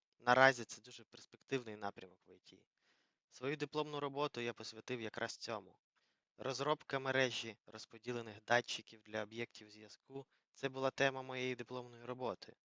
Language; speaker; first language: Ukrainian; native; Ukrainian